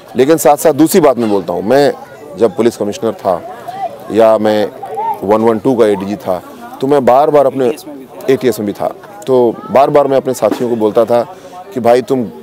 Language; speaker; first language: Hindi; native; Hindi